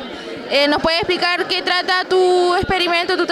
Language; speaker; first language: Spanish; native; Spanish